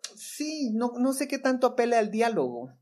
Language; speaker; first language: Spanish; native; Spanish